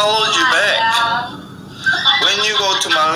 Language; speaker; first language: English; non-native, learner; Korean